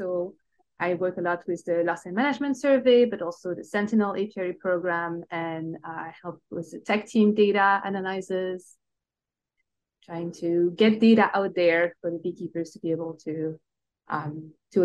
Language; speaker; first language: English; non-native, fluent; French